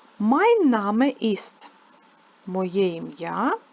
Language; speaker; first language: German; non-native, fluent; Ukrainian